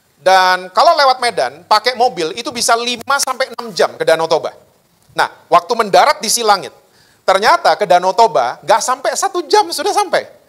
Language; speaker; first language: Indonesian; native; Indonesian